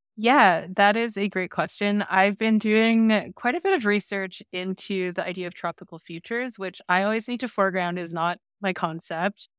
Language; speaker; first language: English; non-native, local second language; Filipino